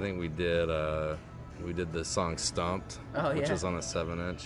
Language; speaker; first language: English; native; English